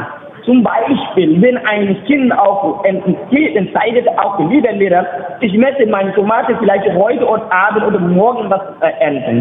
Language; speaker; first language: German; non-native, learner; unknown